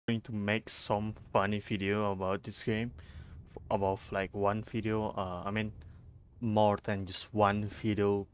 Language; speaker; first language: English; non-native, learner; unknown